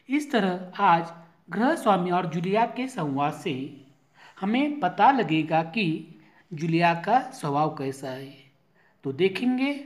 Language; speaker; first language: Hindi; non-native, local second language; Marathi